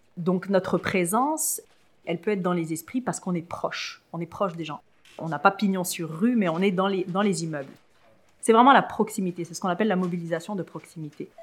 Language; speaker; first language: French; early bilingual, other home language; Arabic